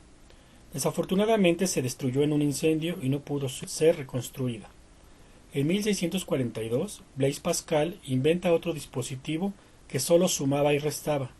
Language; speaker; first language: Spanish; native; Spanish